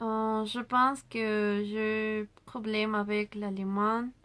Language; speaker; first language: French; non-native, learner; Spanish